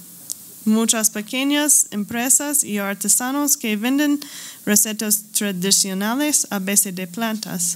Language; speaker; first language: Spanish; non-native, learner; English